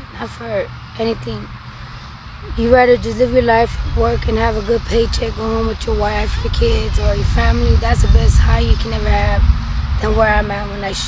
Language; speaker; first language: English; non-native, fluent; Spanish